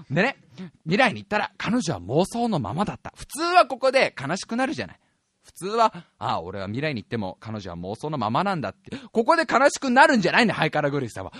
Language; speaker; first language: Japanese; native; Japanese